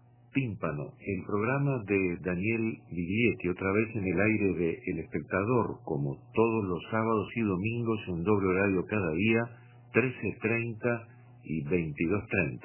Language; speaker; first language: Spanish; native; Spanish